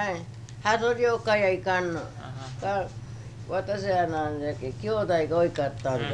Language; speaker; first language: Japanese; native; Japanese